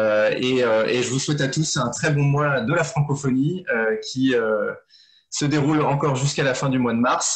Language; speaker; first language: French; native; French